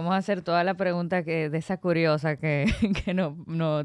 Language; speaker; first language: Spanish; native; Spanish